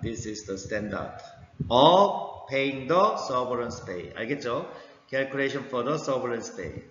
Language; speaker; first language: English; non-native, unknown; Korean